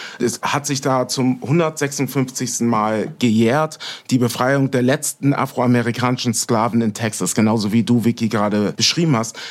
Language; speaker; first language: German; native; German